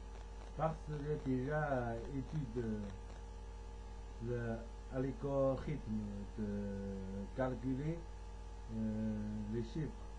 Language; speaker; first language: French; non-native, learner; Chinese